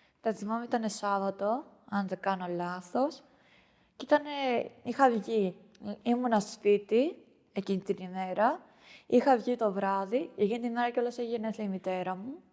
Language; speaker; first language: Greek; early bilingual, other home language; Albanian